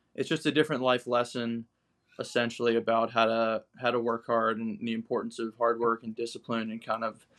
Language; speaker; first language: English; native; English